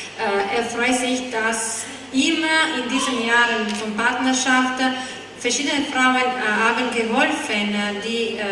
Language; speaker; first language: German; non-native, fluent; Italian